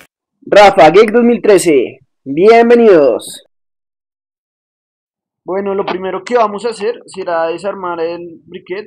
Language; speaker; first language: Spanish; native; Spanish